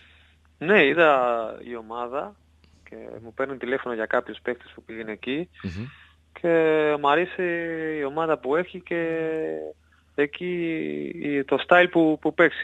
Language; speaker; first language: Greek; non-native, learner; Spanish